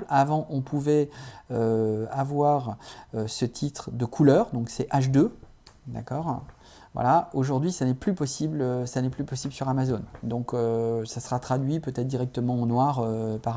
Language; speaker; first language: French; native; French